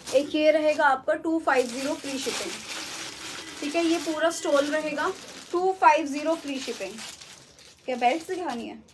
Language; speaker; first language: Hindi; native; Hindi